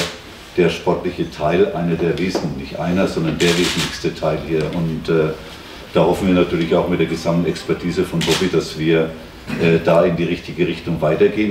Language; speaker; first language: German; native; German